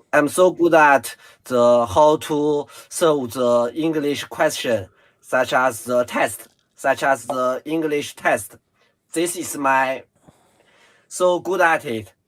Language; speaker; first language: English; non-native, learner; Chinese